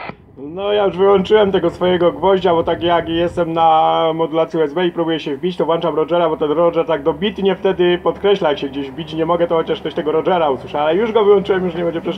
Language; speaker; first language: Polish; native; Polish